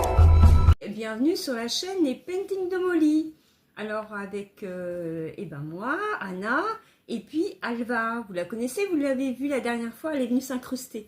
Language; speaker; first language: French; native; French